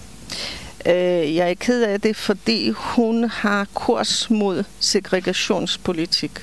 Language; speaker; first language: Danish; non-native, fluent; Polish